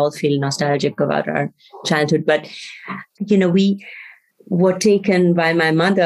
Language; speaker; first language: English; non-native, local second language; Bangla